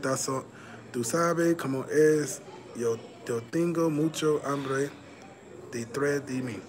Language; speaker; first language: Spanish; non-native, learner; English